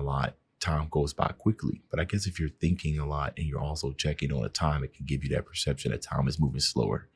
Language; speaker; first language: English; native; English